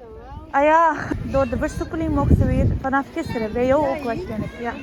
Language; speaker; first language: Dutch; non-native, fluent; Tibetan